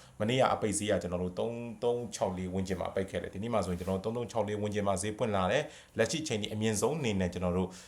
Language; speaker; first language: Burmese; native; Burmese